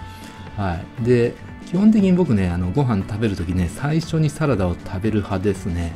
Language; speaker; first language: Japanese; native; Japanese